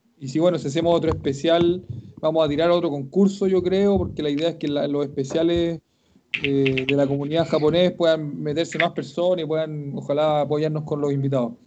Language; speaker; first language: Spanish; native; Spanish